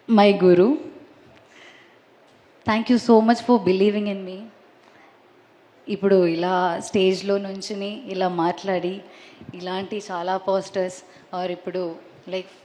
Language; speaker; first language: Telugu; non-native, learner; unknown